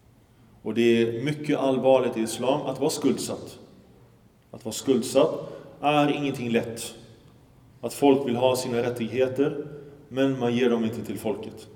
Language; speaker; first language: Swedish; early bilingual, other home language; Arabic